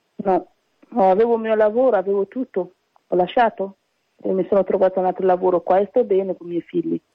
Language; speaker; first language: Italian; early bilingual, other home language; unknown